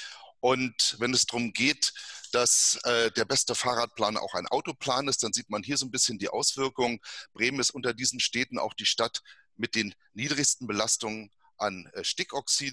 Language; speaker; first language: German; native; German